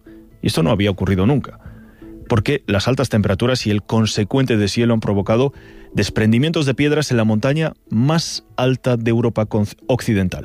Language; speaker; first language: Spanish; native; Spanish